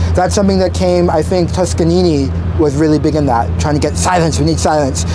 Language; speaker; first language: English; native; English